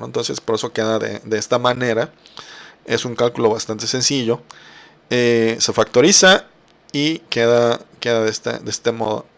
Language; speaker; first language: Spanish; native; Spanish